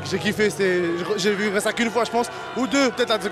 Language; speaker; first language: French; native; French